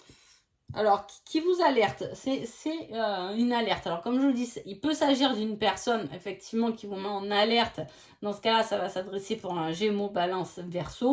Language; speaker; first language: French; native; French